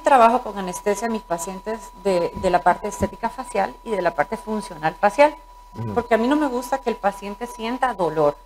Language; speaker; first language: Spanish; native; Spanish